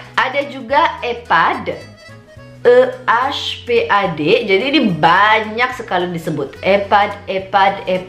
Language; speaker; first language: Indonesian; native; Indonesian